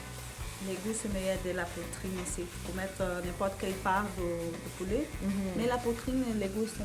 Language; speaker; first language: French; non-native, learner; Portuguese